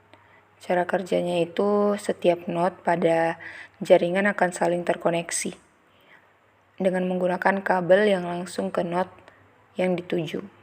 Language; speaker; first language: Indonesian; native; Indonesian